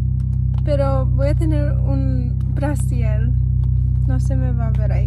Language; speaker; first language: Spanish; early bilingual, heritage; Spanish